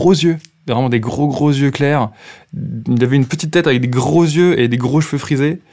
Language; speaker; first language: French; native; French